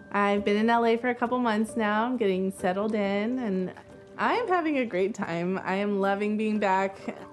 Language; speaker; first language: English; native; English